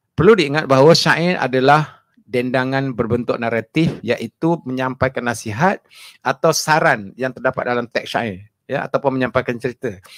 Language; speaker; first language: Malay; native; Malay